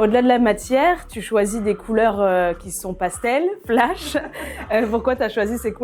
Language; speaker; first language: French; native; French